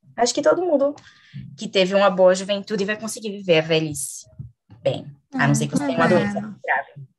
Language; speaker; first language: Italian; non-native, learner; Portuguese